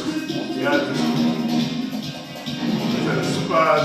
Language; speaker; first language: German; non-native, learner; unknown